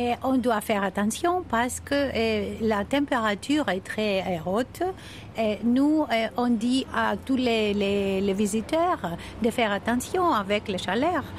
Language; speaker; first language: French; non-native, fluent; Greek